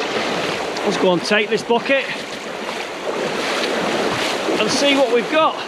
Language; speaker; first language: English; native; English